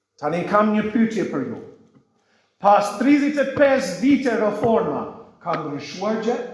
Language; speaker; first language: Albanian; non-native, fluent; English